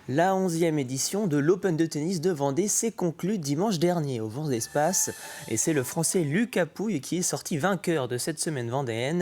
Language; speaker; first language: French; native; French